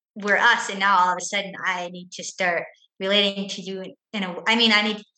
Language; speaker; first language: English; native; English